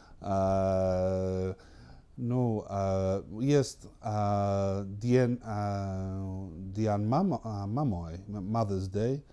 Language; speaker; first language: Russian; non-native, learner; English